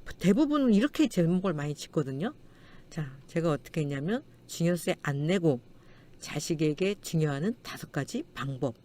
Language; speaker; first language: Korean; native; Korean